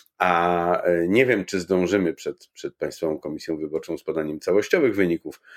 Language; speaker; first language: Polish; native; Polish